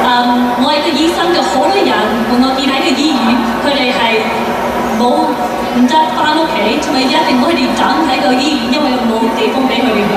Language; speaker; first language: Cantonese; early bilingual, heritage; English